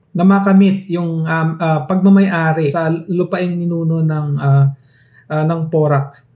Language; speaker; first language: Filipino; non-native, local second language; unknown